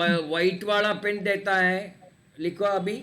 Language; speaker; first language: Hindi; non-native, local second language; Tamil